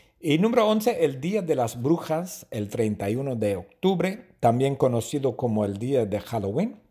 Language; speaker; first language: Spanish; non-native, fluent; English